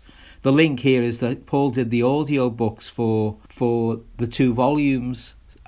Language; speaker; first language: English; native; English